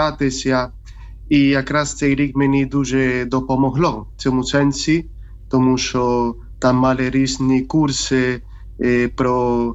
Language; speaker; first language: Ukrainian; non-native, fluent; Spanish